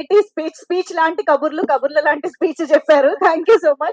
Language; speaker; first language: Telugu; native; Telugu